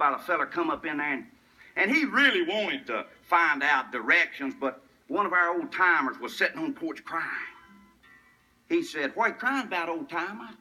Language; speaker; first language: English; native; English